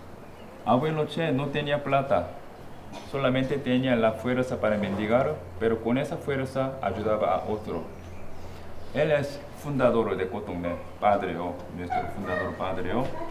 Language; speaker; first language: Spanish; non-native, fluent; Korean